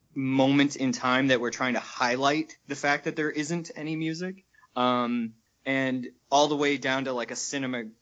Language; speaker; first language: English; native; English